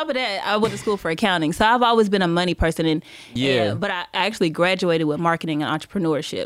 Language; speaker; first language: English; native; English